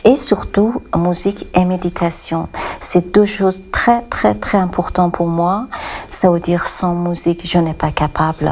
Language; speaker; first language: French; non-native, learner; Persian